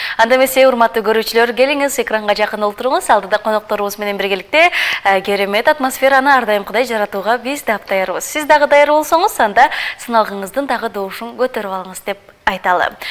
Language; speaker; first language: Kyrgyz; native; Kyrgyz